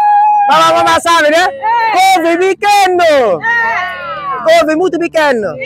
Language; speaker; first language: Portuguese; non-native, learner; Vietnamese